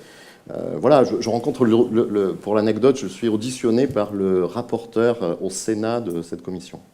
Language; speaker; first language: French; native; French